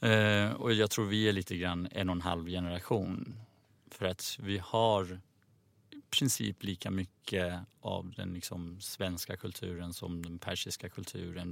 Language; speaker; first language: Swedish; early bilingual, other home language; Persian